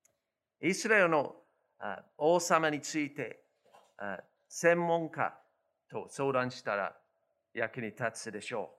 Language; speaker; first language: Japanese; non-native, fluent; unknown